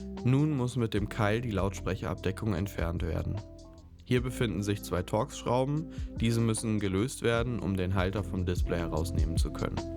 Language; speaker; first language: German; native; German